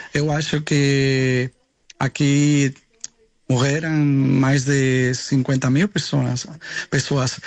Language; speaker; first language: Portuguese; non-native, learner; Spanish